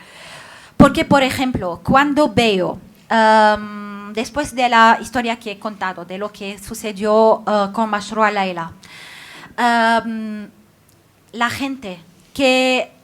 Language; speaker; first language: Spanish; non-native, fluent; Arabic